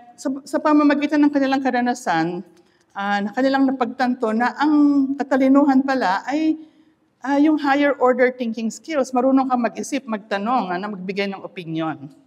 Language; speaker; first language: Filipino; non-native, local second language; Iloko